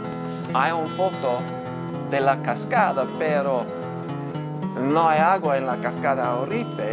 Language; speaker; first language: Spanish; non-native, learner; English